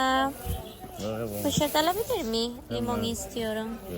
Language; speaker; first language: Turkish; non-native, learner; Spanish